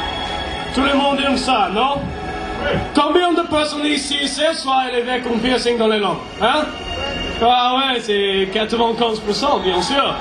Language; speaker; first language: French; non-native, fluent; English